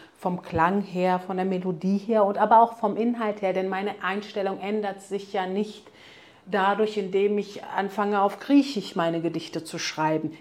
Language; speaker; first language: German; early bilingual, other home language; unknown